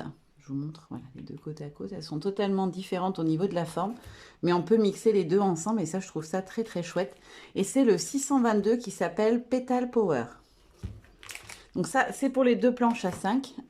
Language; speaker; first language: French; native; French